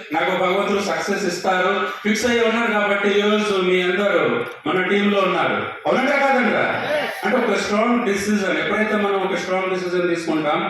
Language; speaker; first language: Telugu; non-native, local second language; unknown